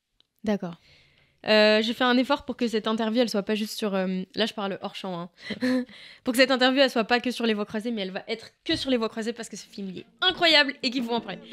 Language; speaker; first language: French; native; French